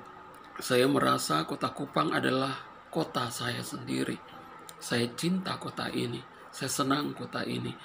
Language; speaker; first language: Indonesian; non-native, fluent; Persian